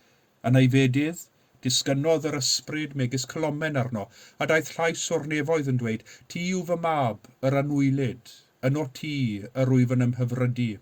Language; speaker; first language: Welsh; native; Welsh